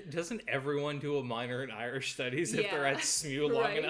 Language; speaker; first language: English; native; English